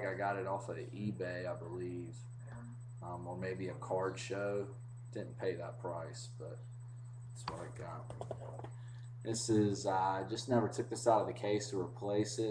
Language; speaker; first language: English; native; English